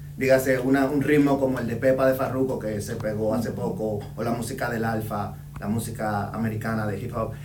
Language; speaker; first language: Spanish; native; Spanish